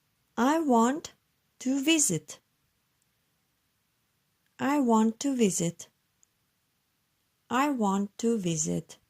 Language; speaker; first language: English; non-native, learner; Turkish